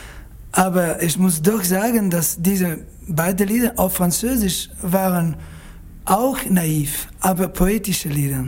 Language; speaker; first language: German; non-native, learner; French